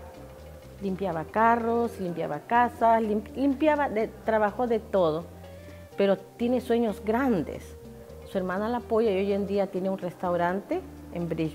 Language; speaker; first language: Spanish; native; Spanish